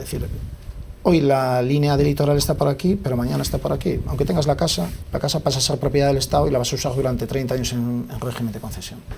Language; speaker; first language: Spanish; non-native, local second language; Galician